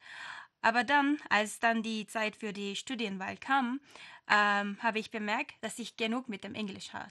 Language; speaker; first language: German; non-native, fluent; Turkish